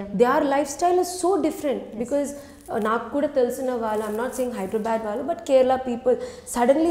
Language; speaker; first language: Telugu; non-native, learner; Malayalam